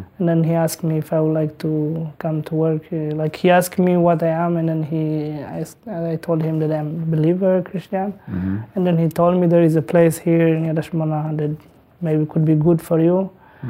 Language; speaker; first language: English; non-native, learner; Tigrinya